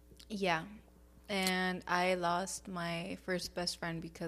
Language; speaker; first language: English; early bilingual, other home language; Spanish